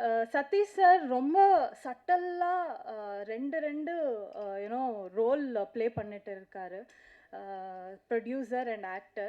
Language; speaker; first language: Tamil; non-native, learner; Kannada